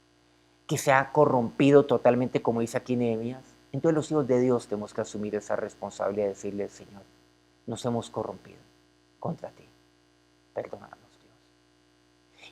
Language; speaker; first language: Spanish; native; Spanish